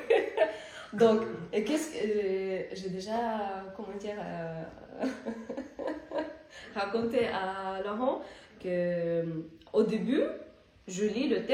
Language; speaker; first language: French; non-native, learner; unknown